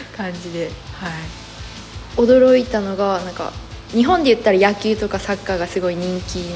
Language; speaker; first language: Japanese; native; Japanese